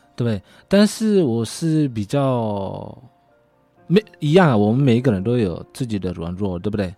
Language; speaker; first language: Chinese; non-native, fluent; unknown